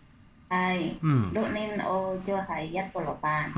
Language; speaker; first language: Cantonese; non-native, learner; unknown